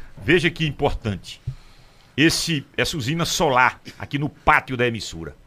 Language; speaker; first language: Portuguese; native; Portuguese